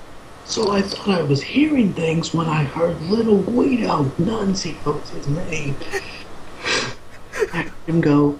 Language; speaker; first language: English; native; English